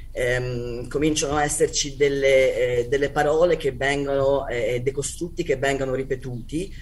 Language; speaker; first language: Italian; native; Italian